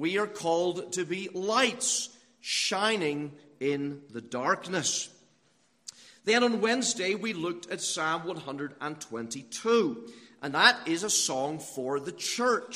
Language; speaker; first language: English; native; English